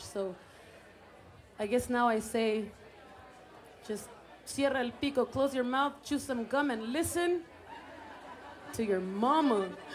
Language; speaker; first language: English; early bilingual, other home language; Spanish